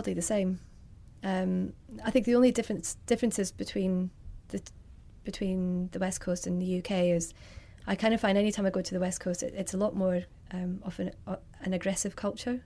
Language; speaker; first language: English; native; English